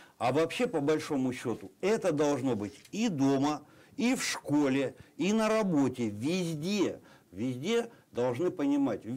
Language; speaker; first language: Russian; native; Russian